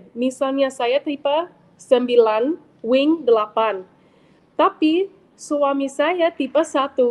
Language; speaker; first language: Indonesian; non-native, fluent; English